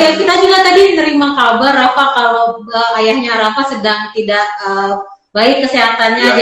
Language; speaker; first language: Indonesian; native; Indonesian